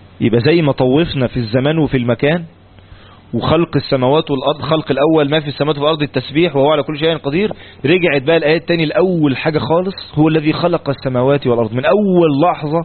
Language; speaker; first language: Arabic; native; Arabic